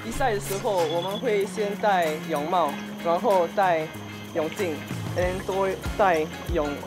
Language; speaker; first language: Chinese; early bilingual, other home language; English